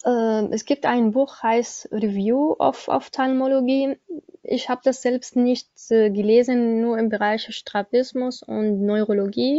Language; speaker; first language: German; non-native, learner; Arabic